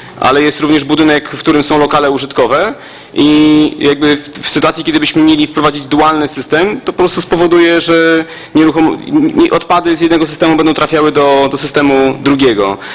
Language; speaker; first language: Polish; native; Polish